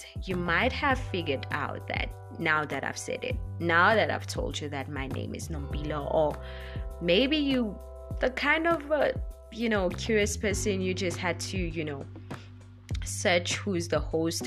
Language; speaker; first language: English; non-native, local second language; Zulu